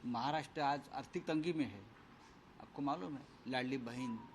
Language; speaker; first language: Hindi; non-native, local second language; Marathi